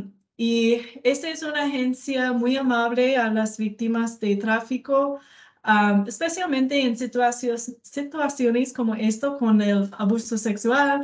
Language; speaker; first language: Spanish; non-native, learner; English